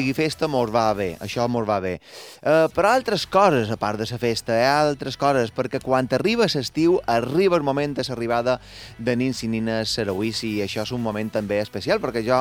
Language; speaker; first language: Catalan; native; Catalan